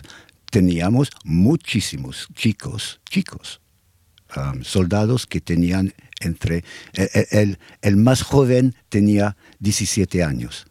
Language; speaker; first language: Spanish; non-native, fluent; English